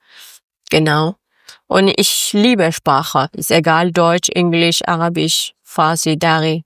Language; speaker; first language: German; non-native, learner; Persian